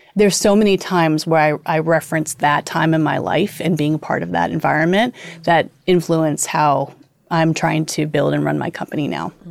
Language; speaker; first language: English; native; English